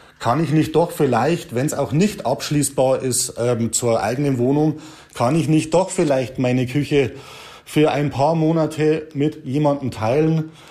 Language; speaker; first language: German; native; German